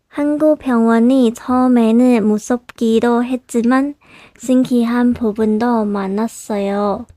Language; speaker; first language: Korean; non-native, local second language; Chinese